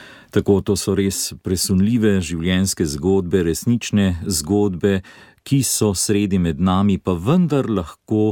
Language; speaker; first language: Slovenian; native; Slovenian